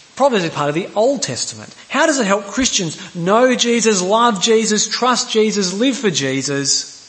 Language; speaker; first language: English; native; English